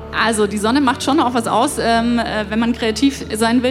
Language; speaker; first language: German; native; German